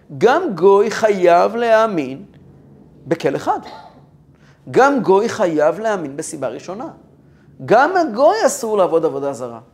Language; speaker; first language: Hebrew; non-native, fluent; Russian